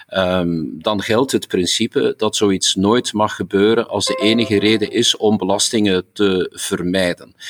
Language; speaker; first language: Dutch; native; Dutch